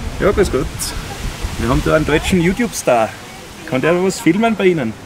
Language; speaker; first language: German; native; German